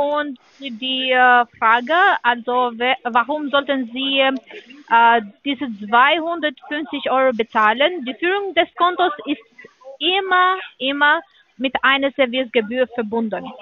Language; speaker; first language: German; non-native, learner; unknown